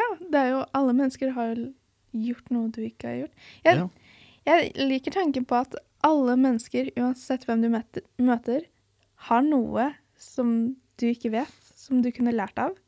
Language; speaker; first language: Norwegian; early bilingual, other home language; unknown